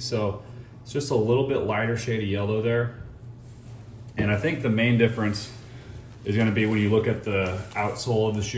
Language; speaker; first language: English; native; English